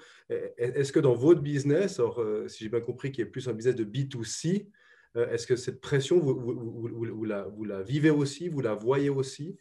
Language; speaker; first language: French; native; French